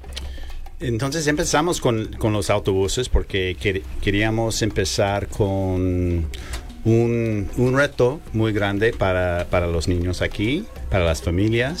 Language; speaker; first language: Spanish; non-native, fluent; English